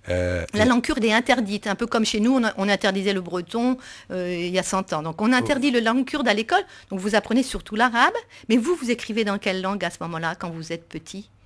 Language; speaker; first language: French; native; French